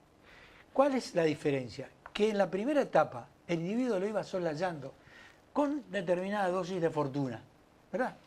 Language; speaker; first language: Spanish; native; Spanish